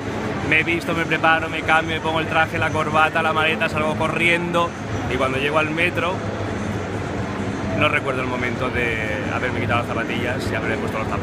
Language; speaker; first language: Spanish; native; Spanish